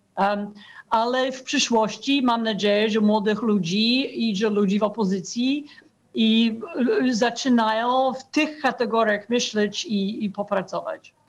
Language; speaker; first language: Polish; non-native, fluent; English